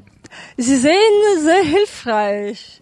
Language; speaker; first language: German; non-native, fluent; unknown